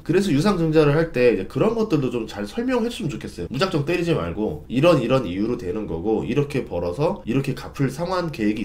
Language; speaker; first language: Korean; native; Korean